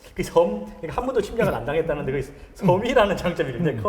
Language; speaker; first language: Korean; native; Korean